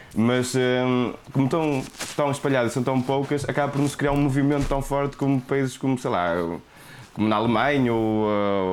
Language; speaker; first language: Portuguese; native; Portuguese